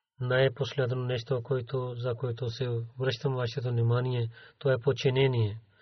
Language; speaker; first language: Bulgarian; non-native, learner; Urdu